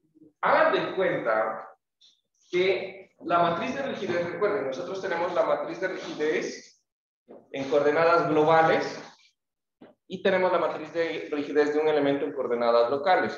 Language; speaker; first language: Spanish; native; Spanish